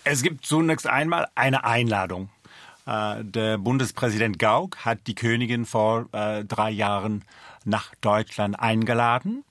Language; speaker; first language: German; non-native, fluent; English